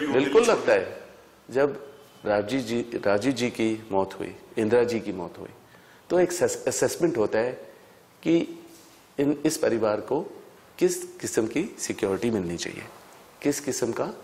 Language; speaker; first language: Hindi; native; Hindi